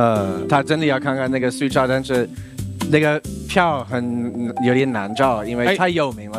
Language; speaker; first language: Chinese; non-native, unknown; English